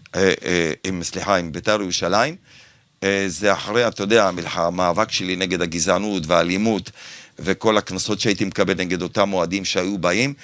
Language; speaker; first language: Hebrew; native; Hebrew